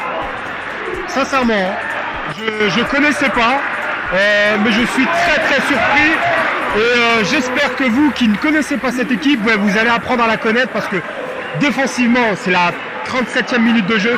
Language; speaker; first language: French; native; French